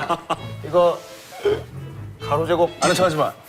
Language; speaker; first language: Korean; native; Korean